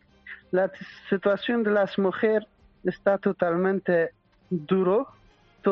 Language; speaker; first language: Spanish; non-native, learner; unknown